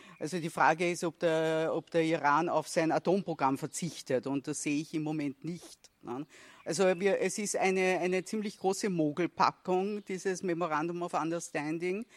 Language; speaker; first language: German; native; German